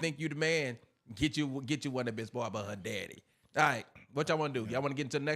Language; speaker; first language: English; native; English